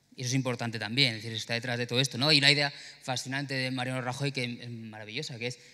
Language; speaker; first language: Spanish; native; Spanish